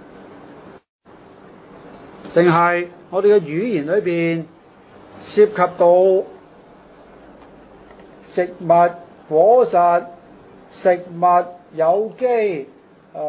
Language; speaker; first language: Chinese; non-native, local second language; Cantonese